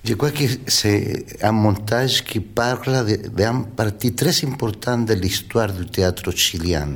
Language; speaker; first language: French; non-native, fluent; Spanish